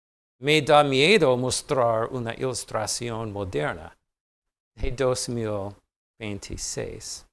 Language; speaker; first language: Spanish; non-native, fluent; English